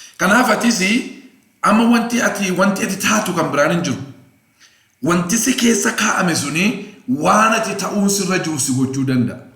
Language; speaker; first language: Oromo; non-native, local second language; Amharic